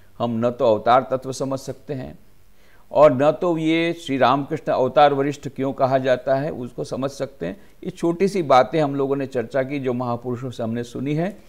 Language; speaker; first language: Hindi; non-native, local second language; Gujarati